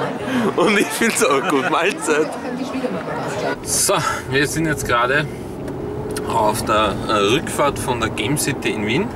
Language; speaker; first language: German; native; German